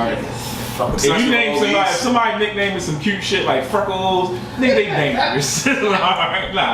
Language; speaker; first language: English; native; English